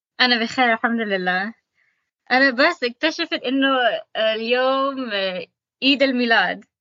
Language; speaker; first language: Arabic; non-native, learner; English